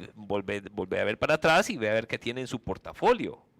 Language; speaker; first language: Spanish; native; Spanish